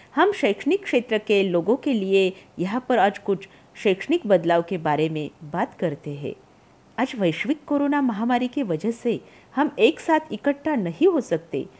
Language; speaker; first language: Hindi; non-native, local second language; Marathi